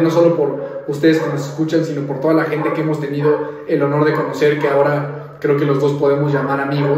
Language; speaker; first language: Spanish; native; Spanish